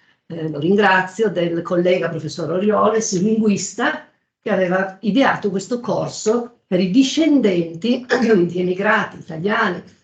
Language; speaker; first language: Italian; native; Italian